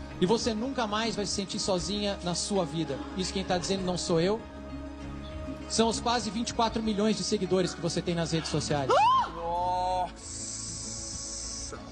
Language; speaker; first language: Portuguese; native; Portuguese